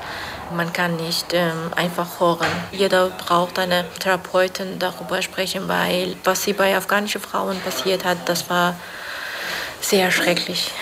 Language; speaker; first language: German; non-native, fluent; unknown